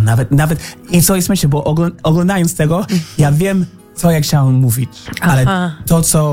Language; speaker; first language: Polish; non-native, learner; English